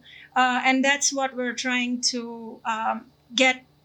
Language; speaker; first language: English; non-native, local second language; Gujarati